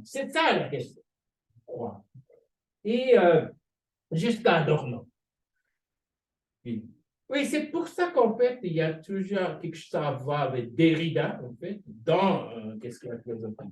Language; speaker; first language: French; non-native, fluent; Japanese